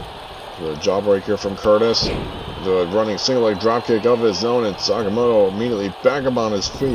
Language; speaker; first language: English; native; English